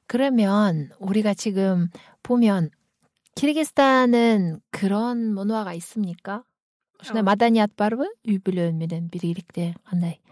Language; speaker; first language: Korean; non-native, fluent; Kyrgyz